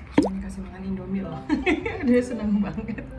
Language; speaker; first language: Indonesian; native; Indonesian